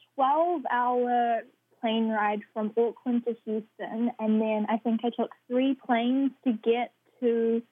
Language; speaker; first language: English; native; English